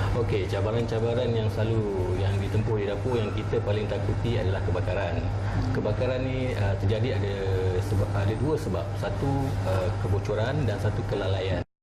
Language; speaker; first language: Malay; native; Malay